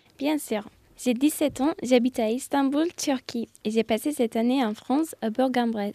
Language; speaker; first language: French; non-native, fluent; Turkish